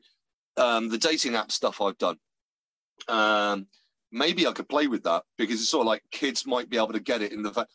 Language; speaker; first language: English; native; English